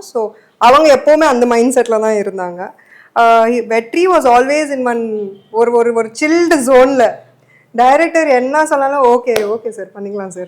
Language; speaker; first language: Tamil; non-native, fluent; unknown